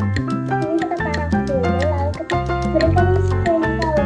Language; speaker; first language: Indonesian; native; Indonesian